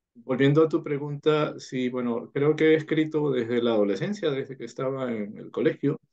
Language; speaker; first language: Spanish; native; Spanish